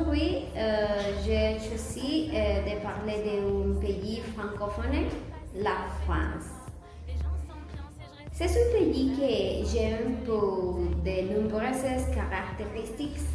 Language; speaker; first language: French; non-native, learner; Spanish